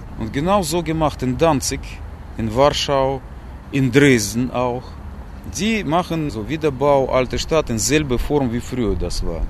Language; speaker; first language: German; non-native, learner; Russian